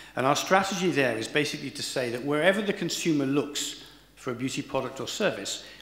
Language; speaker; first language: English; native; English